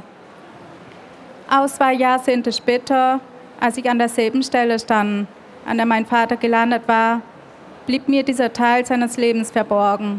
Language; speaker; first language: German; early bilingual, other home language; Vietnamese